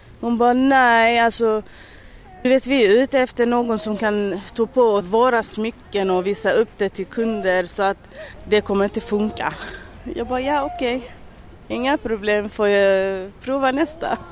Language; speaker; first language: Swedish; early bilingual, other home language; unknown